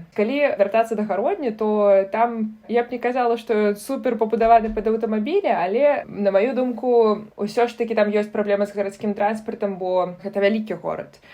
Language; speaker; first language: Belarusian; non-native, local second language; Russian